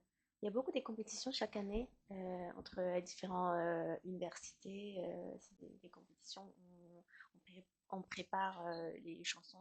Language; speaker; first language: French; non-native, learner; Chinese